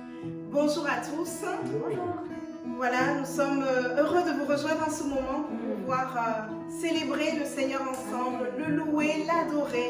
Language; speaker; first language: French; native; French